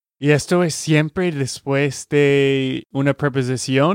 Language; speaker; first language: Spanish; non-native, learner; English